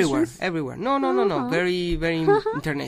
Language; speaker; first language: English; non-native, learner; Italian